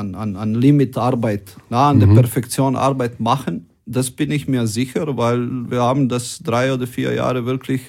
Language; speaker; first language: German; non-native, fluent; Croatian